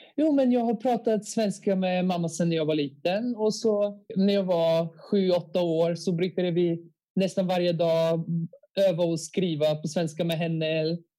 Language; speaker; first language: Swedish; early bilingual, heritage; Bulgarian